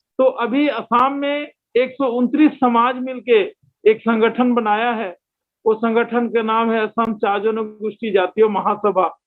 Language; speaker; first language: Hindi; non-native, local second language; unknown